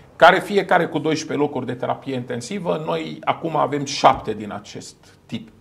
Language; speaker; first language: Romanian; non-native, fluent; Arabic